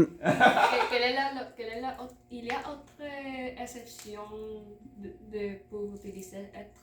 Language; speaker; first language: French; non-native, learner; Spanish